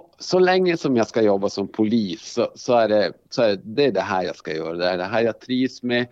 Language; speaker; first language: Swedish; native; Swedish